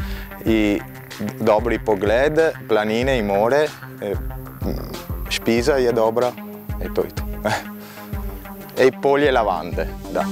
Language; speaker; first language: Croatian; non-native, learner; Italian